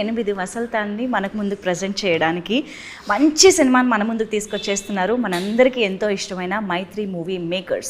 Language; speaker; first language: Telugu; native; Telugu